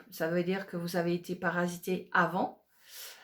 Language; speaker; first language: French; native; French